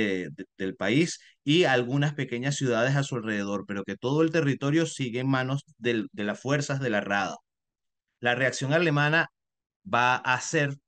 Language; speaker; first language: Spanish; native; Spanish